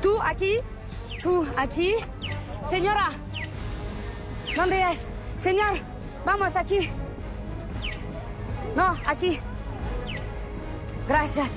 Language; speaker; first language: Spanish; non-native, learner; French